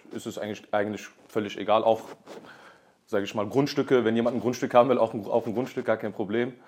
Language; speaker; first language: German; early bilingual, other home language; Kurdish